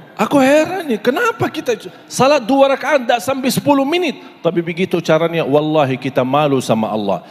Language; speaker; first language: Malay; non-native, fluent; Arabic